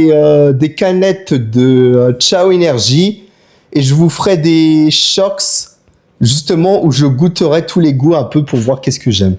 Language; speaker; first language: French; native; French